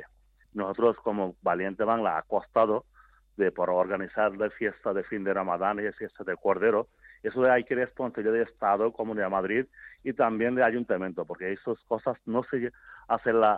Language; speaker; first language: Spanish; non-native, learner; Bangla